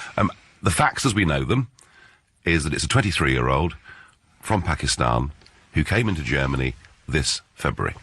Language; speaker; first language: English; native; English